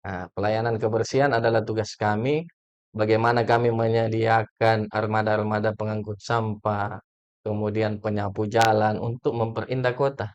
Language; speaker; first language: Indonesian; native; Indonesian